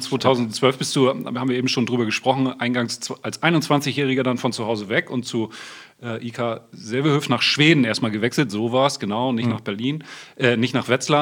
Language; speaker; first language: German; native; German